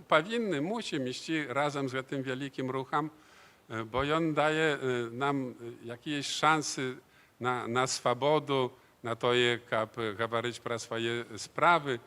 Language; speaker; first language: Polish; non-native, learner; Belarusian